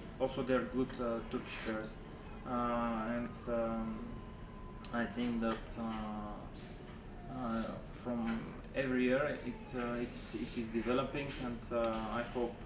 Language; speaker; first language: English; non-native, fluent; Bulgarian